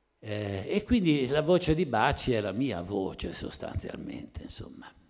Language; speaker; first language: Italian; native; Italian